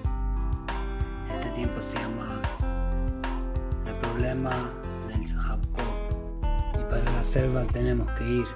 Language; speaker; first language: Spanish; non-native, learner; English